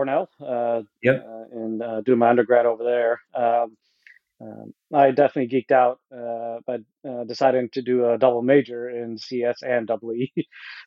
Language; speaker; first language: English; native; English